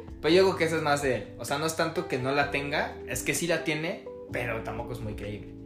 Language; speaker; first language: Spanish; native; Spanish